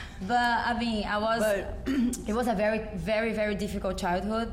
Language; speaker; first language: English; non-native, fluent; Portuguese